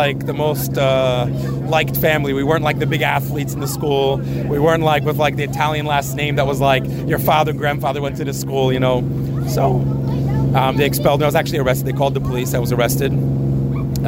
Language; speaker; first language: English; native; English